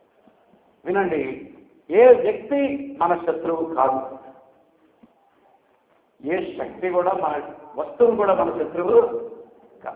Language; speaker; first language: Telugu; native; Telugu